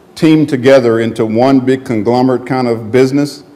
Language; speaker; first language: English; native; English